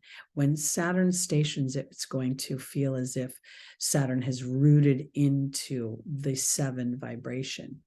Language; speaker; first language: English; native; English